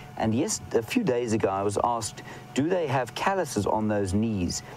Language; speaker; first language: English; native; English